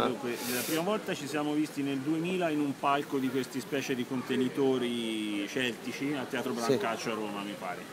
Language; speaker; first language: Italian; native; Italian